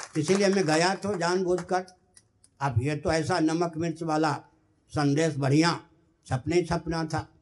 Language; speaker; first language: Hindi; non-native, local second language; Maithili